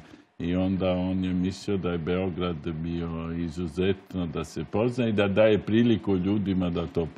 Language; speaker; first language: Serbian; non-native, learner; Italian